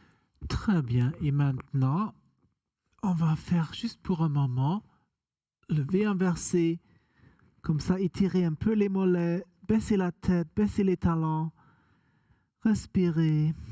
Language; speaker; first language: French; non-native, fluent; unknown